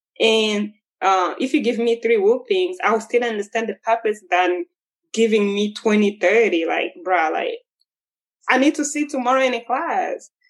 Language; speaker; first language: English; non-native, local second language; Kinyarwanda